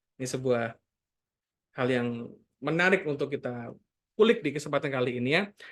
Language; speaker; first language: Indonesian; native; Indonesian